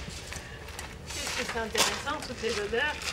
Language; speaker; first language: French; native; French